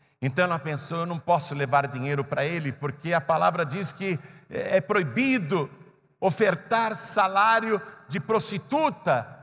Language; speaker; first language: Portuguese; native; Portuguese